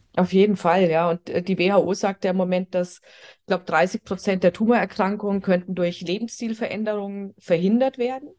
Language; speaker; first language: German; native; German